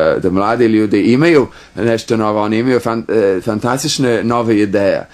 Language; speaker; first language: Croatian; non-native, fluent; English